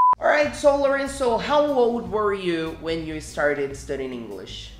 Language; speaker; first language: English; non-native, fluent; Portuguese